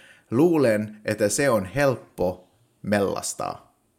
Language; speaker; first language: Finnish; non-native, learner; Swedish